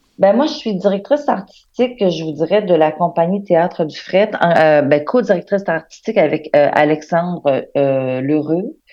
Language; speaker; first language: French; native; French